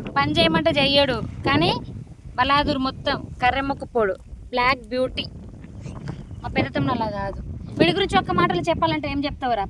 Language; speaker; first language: Telugu; non-native, local second language; Lambadi